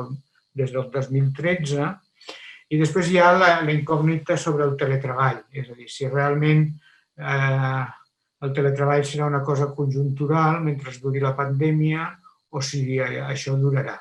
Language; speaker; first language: Catalan; native; Catalan